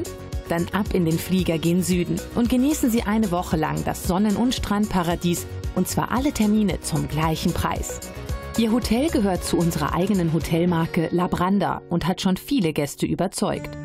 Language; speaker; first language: German; native; German